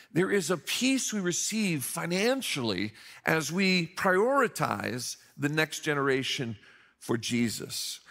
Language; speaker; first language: English; native; English